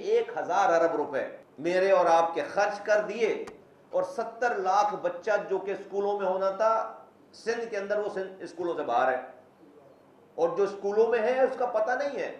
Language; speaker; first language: Urdu; native; Urdu